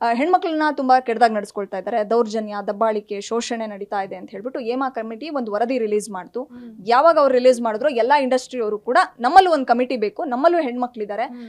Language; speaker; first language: Kannada; native; Kannada